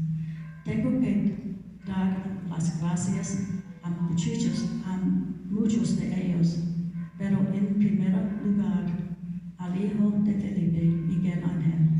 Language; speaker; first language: Spanish; non-native, learner; English